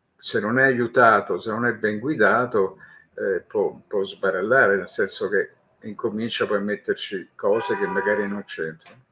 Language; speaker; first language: Italian; native; Italian